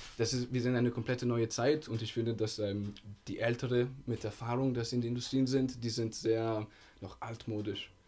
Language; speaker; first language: German; non-native, learner; Italian